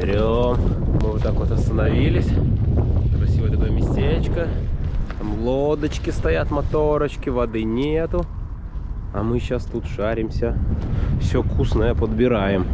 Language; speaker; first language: Russian; native; Russian